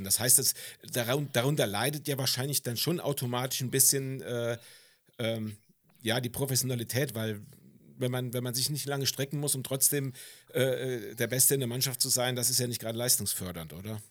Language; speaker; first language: German; native; German